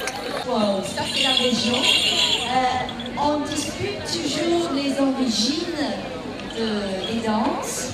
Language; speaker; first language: French; non-native, fluent; English